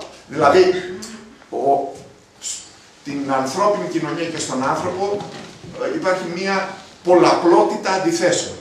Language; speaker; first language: Greek; native; Greek